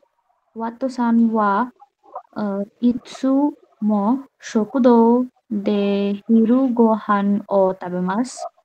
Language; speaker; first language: Japanese; non-native, learner; Bangla